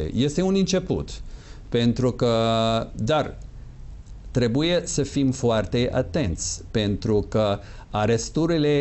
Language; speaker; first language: Romanian; non-native, fluent; English